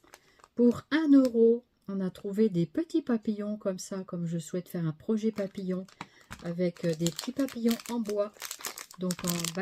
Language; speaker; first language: French; native; French